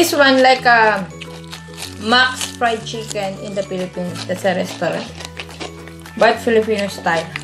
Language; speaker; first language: English; non-native, learner; Filipino